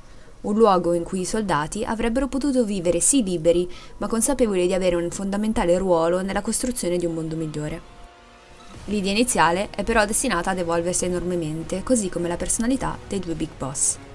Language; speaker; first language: Italian; native; Italian